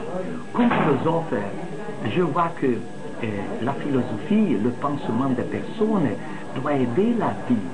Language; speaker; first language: French; non-native, fluent; Italian